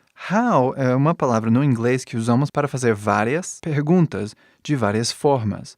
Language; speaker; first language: Portuguese; non-native, fluent; English